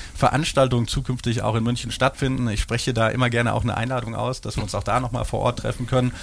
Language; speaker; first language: German; native; German